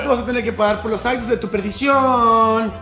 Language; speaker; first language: Spanish; native; Spanish